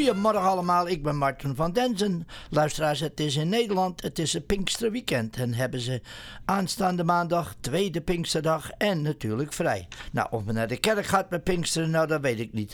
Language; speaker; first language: Dutch; native; Dutch